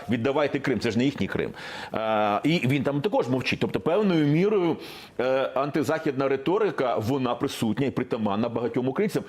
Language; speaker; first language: Ukrainian; non-native, local second language; Russian